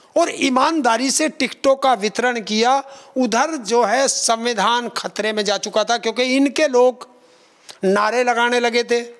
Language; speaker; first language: Hindi; native; Hindi